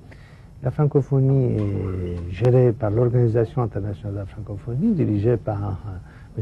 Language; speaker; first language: French; non-native, fluent; Romanian